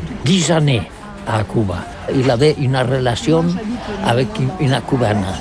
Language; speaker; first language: French; non-native, learner; Catalan